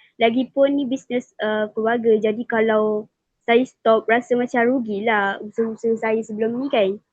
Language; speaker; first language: Malay; native; Malay